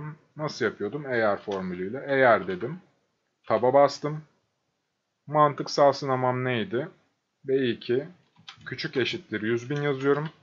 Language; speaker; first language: Turkish; native; Turkish